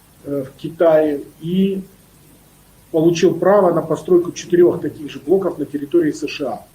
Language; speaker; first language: Russian; native; Russian